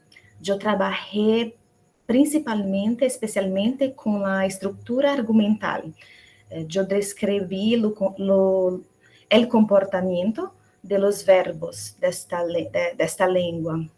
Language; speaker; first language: Spanish; non-native, fluent; Portuguese